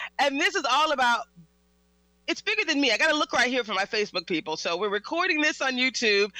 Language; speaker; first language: English; native; English